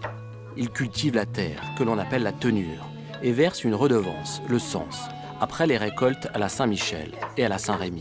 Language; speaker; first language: French; native; French